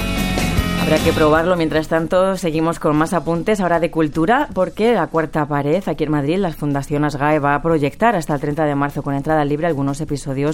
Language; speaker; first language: Spanish; native; Spanish